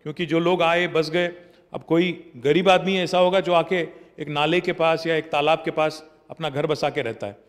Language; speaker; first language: Hindi; non-native, local second language; Telugu